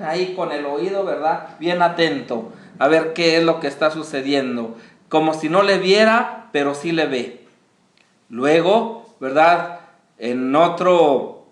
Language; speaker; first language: Spanish; native; Spanish